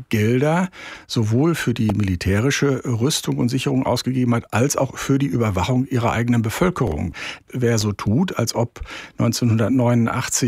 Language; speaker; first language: German; native; German